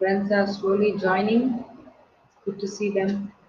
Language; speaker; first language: English; non-native, local second language; Telugu